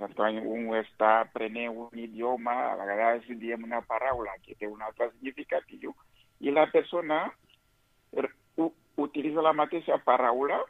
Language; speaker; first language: Catalan; non-native, fluent; Rundi